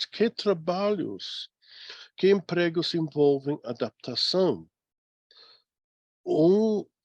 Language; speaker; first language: Portuguese; non-native, fluent; English